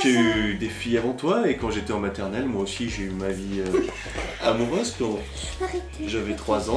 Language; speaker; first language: French; native; French